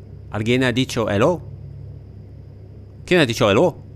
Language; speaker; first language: Spanish; non-native, learner; French